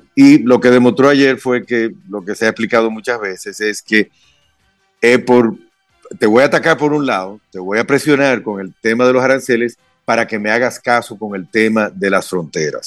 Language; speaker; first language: Spanish; native; Spanish